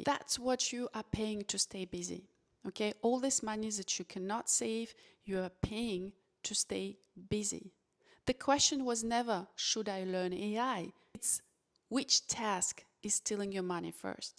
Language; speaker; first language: English; non-native, fluent; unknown